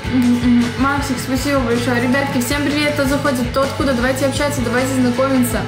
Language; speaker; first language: Russian; native; Russian